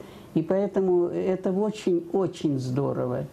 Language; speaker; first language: Russian; native; Russian